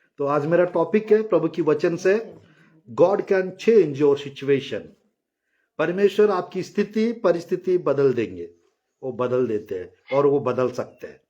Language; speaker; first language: Hindi; non-native, local second language; Telugu